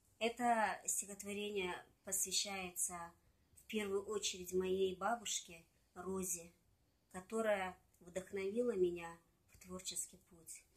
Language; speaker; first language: Russian; non-native, local second language; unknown